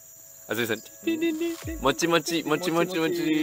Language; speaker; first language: English; non-native, learner; Japanese